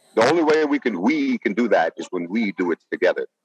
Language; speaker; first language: English; non-native, fluent; Dutch